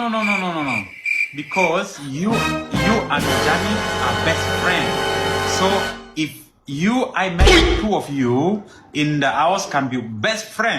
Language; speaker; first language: English; non-native, learner; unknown